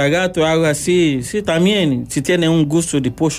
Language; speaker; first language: Spanish; non-native, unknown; Yoruba